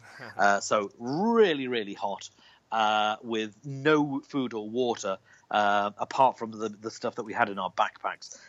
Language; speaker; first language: English; native; English